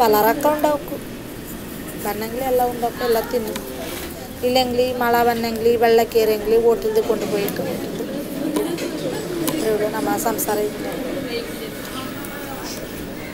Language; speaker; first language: Malayalam; non-native, local second language; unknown